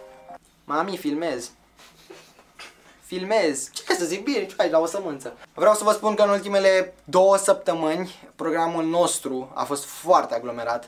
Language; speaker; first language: Romanian; native; Romanian